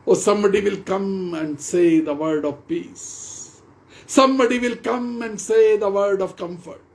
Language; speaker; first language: English; non-native, local second language; Hindi